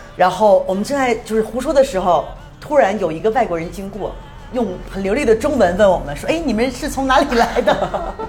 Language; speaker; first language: Chinese; native; Chinese